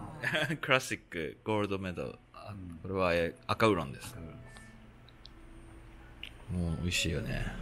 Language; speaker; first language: Japanese; native; Japanese